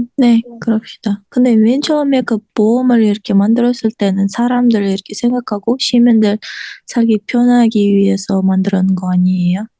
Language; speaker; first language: Korean; non-native, fluent; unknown